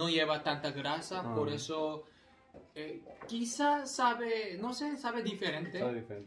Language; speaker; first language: Spanish; non-native, fluent; Korean